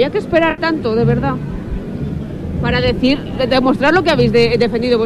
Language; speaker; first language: Spanish; native; Spanish